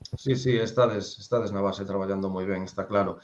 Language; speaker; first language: Spanish; native; Spanish